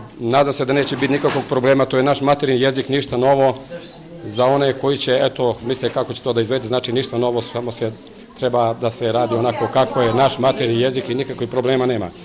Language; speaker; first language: Bosnian; native; Bosnian